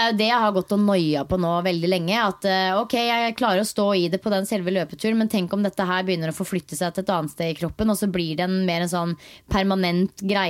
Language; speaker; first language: Norwegian; native; Norwegian